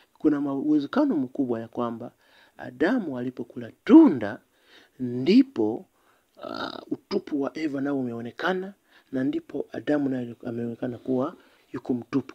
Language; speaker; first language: Swahili; native; Swahili